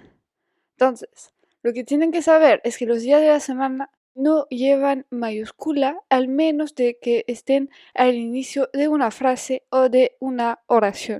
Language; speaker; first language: Spanish; non-native, fluent; French